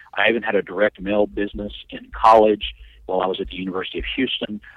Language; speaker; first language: English; native; English